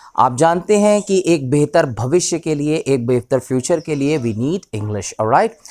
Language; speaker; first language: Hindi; native; Hindi